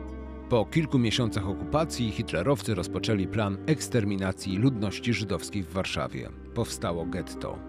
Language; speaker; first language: Polish; native; Polish